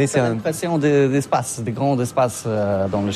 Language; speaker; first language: French; non-native, learner; Polish